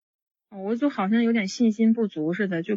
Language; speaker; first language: Chinese; native; Chinese